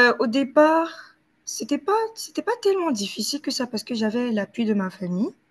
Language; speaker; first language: French; native; French